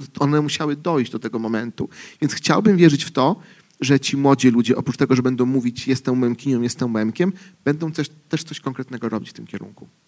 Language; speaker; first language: Polish; native; Polish